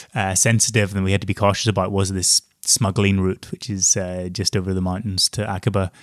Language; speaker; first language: English; native; English